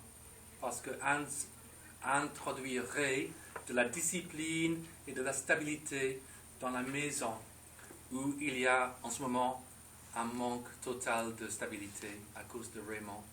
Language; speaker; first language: French; non-native, fluent; English